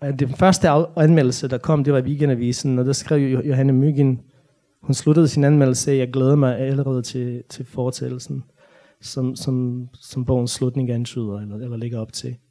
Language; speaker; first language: Danish; non-native, fluent; Bosnian